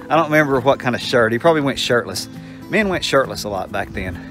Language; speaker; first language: English; native; English